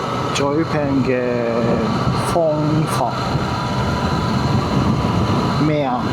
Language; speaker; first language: Cantonese; non-native, learner; Japanese